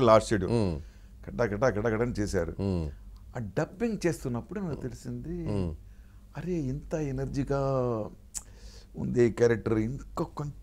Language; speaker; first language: Telugu; non-native, learner; Tamil